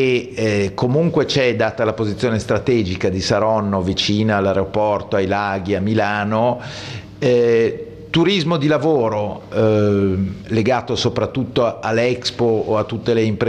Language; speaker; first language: Italian; native; Italian